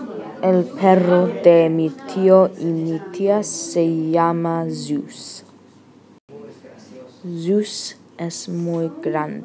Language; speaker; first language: Spanish; non-native, learner; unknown